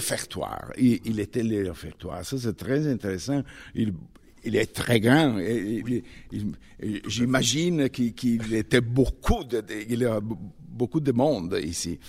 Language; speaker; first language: French; non-native, fluent; Italian